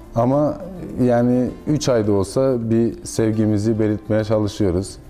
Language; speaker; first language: Turkish; native; Turkish